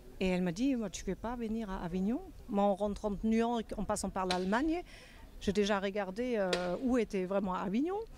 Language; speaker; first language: French; non-native, fluent; German